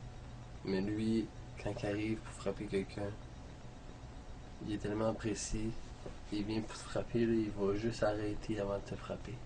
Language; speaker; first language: French; native; French